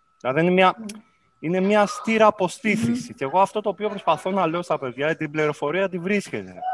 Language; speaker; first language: Greek; native; Greek